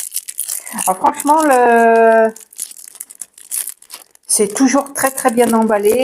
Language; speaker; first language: French; native; French